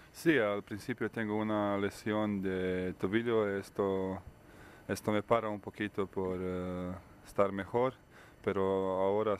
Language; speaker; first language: Spanish; non-native, learner; Bosnian